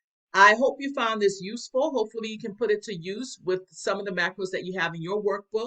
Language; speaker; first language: English; native; English